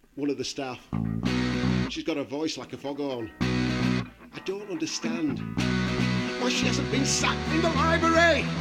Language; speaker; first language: English; native; English